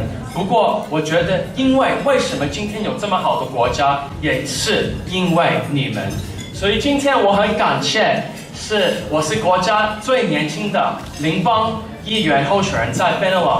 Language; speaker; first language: Chinese; early bilingual, heritage; English